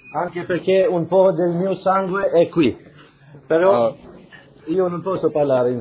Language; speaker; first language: Italian; non-native, fluent; Albanian